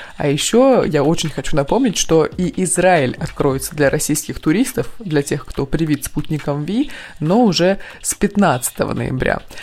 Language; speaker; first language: Russian; native; Russian